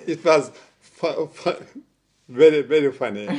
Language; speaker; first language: English; non-native, learner; Turkish